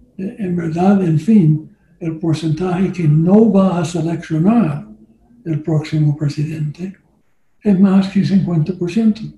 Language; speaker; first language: Spanish; non-native, learner; English